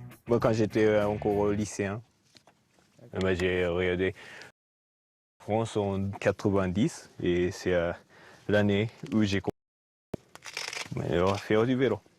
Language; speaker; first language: French; non-native, learner; Japanese